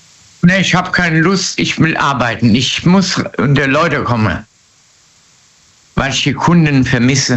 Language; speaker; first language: German; native; German